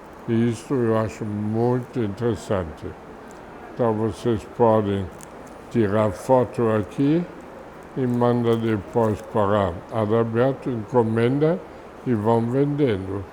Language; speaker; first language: Portuguese; non-native, fluent; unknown